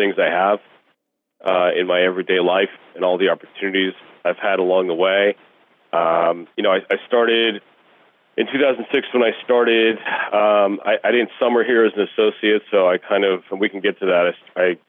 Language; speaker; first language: English; early bilingual, other home language; Russian